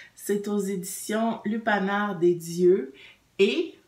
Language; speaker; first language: French; native; French